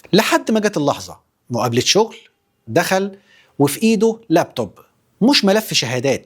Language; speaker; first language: Arabic; native; Arabic